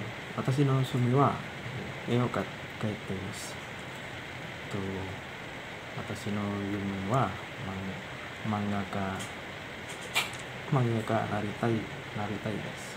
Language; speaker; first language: Japanese; non-native, learner; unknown